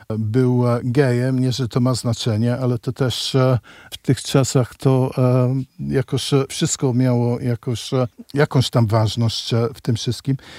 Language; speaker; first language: Polish; early bilingual, heritage; English